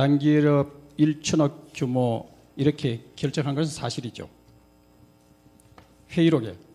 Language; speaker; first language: Korean; native; Korean